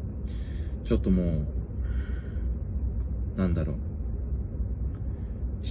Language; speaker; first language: Japanese; native; Japanese